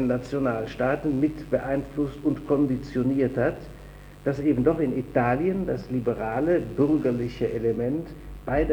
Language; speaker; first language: German; native; German